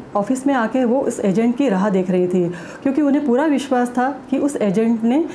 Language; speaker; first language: Hindi; non-native, local second language; Marathi